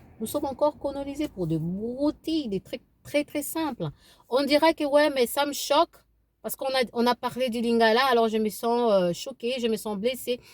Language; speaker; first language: French; non-native, local second language; Lingala